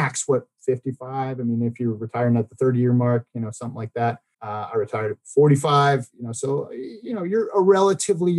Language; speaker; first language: English; native; English